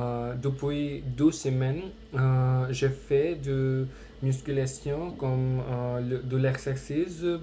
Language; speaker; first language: French; non-native, learner; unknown